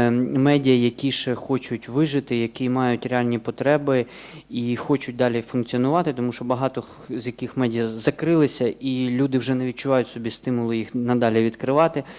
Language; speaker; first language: Ukrainian; native; Ukrainian